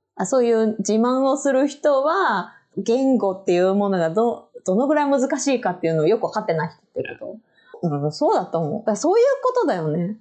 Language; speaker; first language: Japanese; native; Japanese